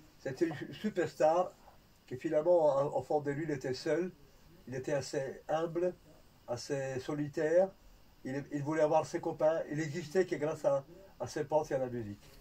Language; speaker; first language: French; non-native, fluent; Italian